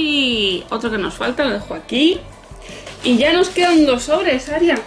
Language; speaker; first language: Spanish; native; Spanish